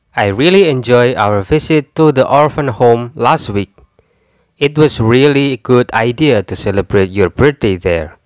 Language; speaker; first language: English; non-native, fluent; Indonesian